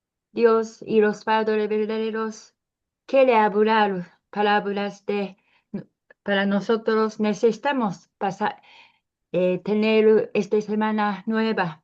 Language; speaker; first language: Spanish; non-native, learner; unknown